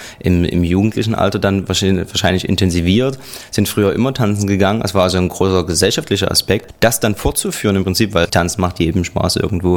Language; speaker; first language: German; native; German